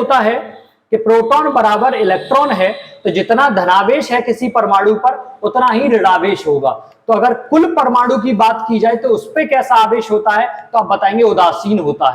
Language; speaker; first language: Hindi; native; Hindi